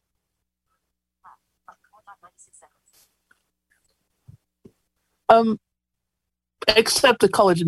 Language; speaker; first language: English; native; English